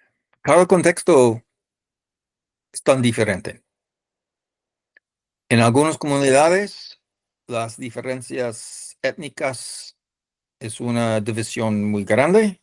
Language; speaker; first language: Spanish; non-native, fluent; English